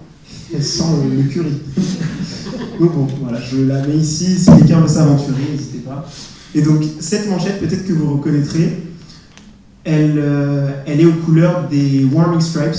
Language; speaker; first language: French; native; French